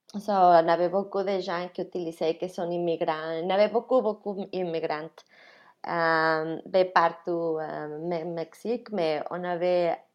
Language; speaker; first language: French; non-native, fluent; Spanish